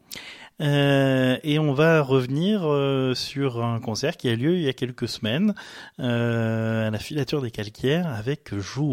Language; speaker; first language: French; native; French